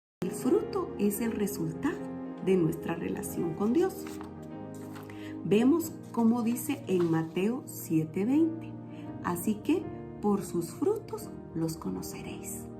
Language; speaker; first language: Spanish; native; Spanish